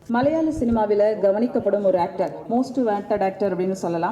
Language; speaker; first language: Tamil; native; Tamil